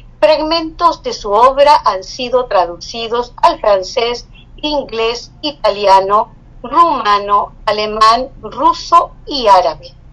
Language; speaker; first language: Spanish; native; Spanish